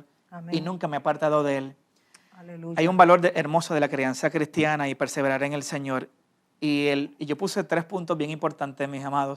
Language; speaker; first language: Spanish; native; Spanish